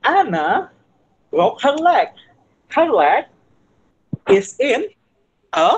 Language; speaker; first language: English; non-native, fluent; Indonesian